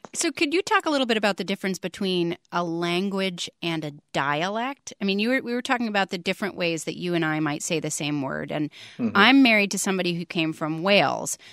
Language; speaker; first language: English; native; English